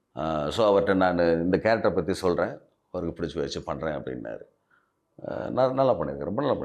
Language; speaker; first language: Tamil; native; Tamil